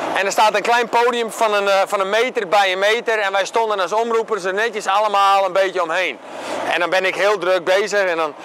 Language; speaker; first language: Dutch; native; Dutch